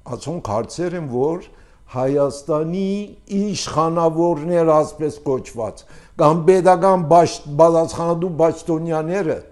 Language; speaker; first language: Armenian; early bilingual, heritage; Armenian